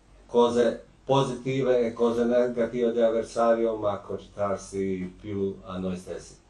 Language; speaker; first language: Italian; non-native, fluent; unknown